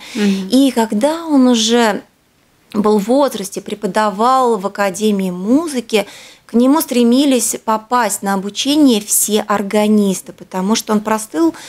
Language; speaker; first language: Russian; native; Russian